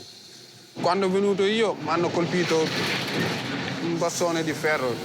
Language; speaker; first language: Italian; non-native, learner; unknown